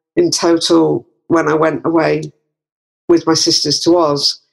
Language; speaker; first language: English; native; English